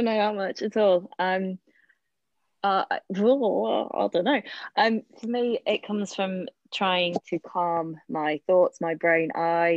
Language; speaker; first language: English; non-native, local second language; Welsh